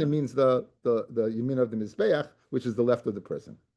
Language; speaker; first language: English; native; English